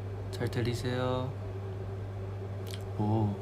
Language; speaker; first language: Korean; non-native, fluent; Chinese